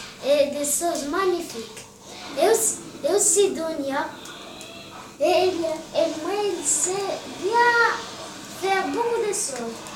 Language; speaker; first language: French; non-native, learner; Arabic